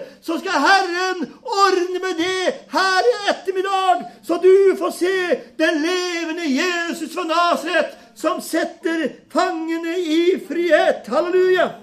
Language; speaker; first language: Norwegian; native; Norwegian